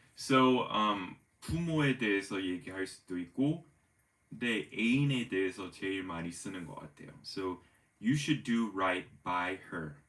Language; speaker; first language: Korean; non-native, fluent; English